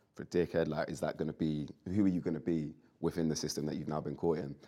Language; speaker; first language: English; native; English